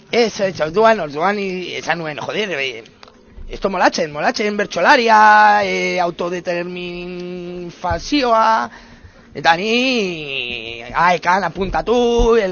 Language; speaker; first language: Basque; non-native, local second language; Spanish